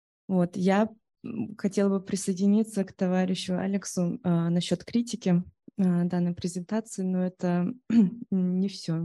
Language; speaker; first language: Russian; early bilingual, heritage; Russian